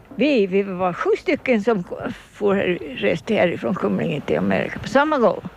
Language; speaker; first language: Swedish; native; Swedish